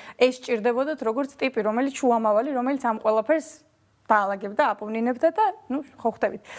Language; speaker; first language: Georgian; early bilingual, heritage; Georgian